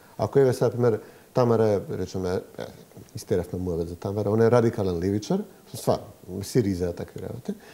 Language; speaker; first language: Macedonian; native; Macedonian